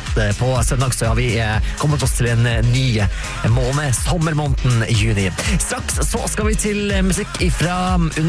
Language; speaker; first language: Norwegian; native; Norwegian